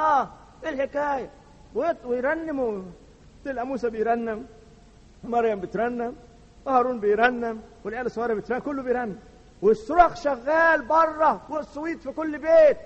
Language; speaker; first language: Arabic; native; Arabic